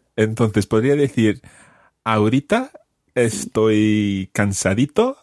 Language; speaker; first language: Spanish; non-native, fluent; English